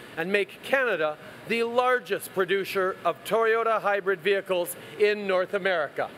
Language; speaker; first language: English; early bilingual, other home language; French